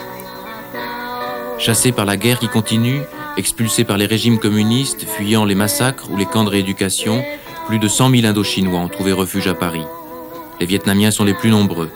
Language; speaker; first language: French; native; French